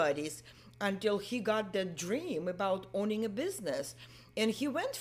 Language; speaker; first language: English; non-native, fluent; Russian